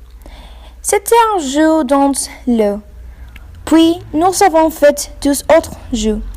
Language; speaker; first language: French; non-native, learner; Spanish